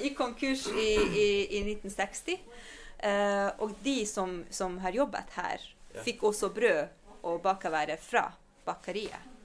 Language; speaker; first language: Norwegian; non-native, fluent; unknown